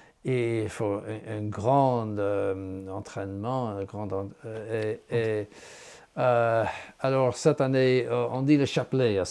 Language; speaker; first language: French; non-native, fluent; English